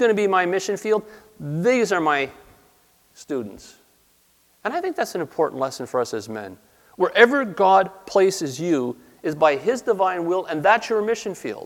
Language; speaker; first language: English; native; English